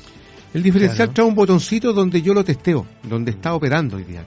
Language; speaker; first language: Spanish; native; Spanish